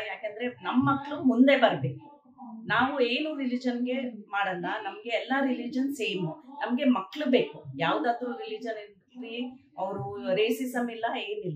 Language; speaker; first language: Kannada; non-native, local second language; Urdu